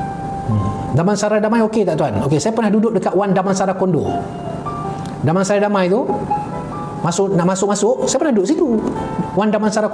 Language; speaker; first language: Malay; native; Malay